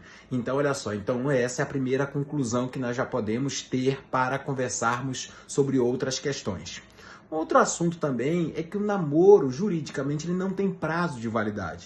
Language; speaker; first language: Portuguese; native; Portuguese